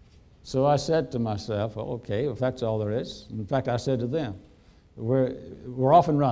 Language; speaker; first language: English; native; English